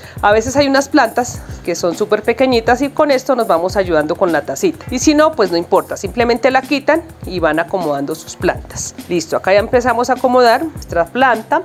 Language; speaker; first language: Spanish; native; Spanish